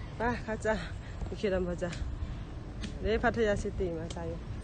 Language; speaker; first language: Korean; non-native, learner; Thai